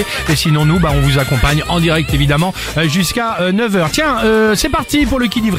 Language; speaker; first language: French; native; French